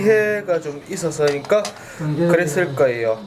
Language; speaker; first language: Korean; native; Korean